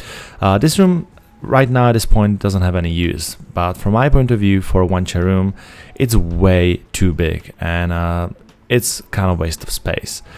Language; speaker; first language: English; non-native, fluent; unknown